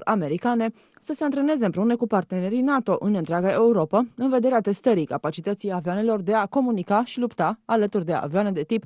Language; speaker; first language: Romanian; native; Romanian